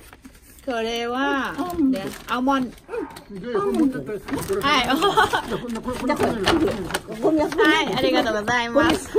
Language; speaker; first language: Japanese; non-native, fluent; Thai